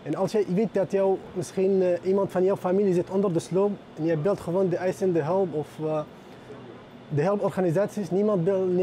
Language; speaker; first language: Dutch; non-native, fluent; Arabic